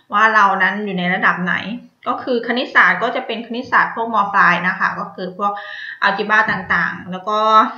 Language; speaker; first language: Thai; native; Thai